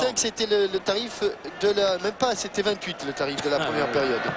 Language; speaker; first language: French; native; French